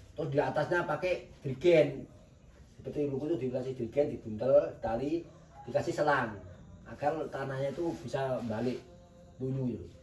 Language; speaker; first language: Indonesian; non-native, local second language; Javanese